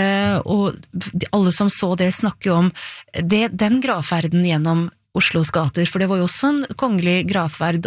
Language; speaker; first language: Norwegian; native; Norwegian